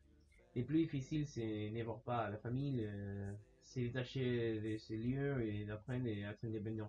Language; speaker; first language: French; non-native, learner; Spanish